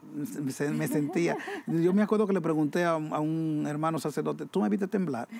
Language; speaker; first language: Spanish; native; Spanish